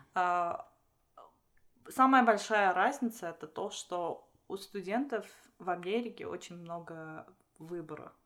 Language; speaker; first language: Russian; non-native, local second language; Armenian